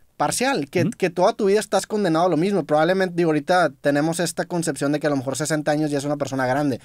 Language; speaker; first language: Spanish; native; Spanish